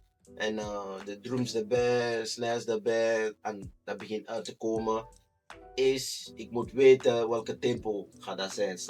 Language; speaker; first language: Dutch; non-native, fluent; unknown